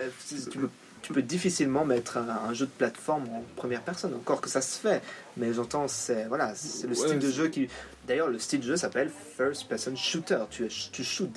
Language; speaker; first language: French; native; French